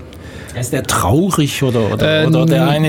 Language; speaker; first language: German; native; German